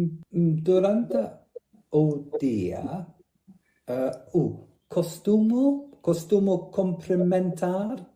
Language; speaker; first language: Portuguese; non-native, learner; English